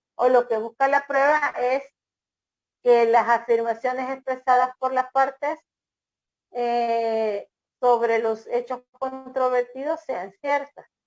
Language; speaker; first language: Spanish; native; Spanish